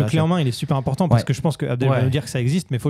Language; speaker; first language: French; native; French